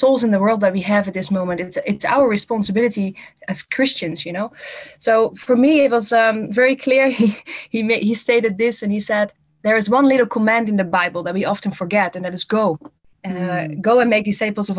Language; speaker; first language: English; non-native, fluent; Dutch